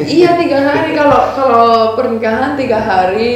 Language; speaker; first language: Indonesian; non-native, fluent; Romanian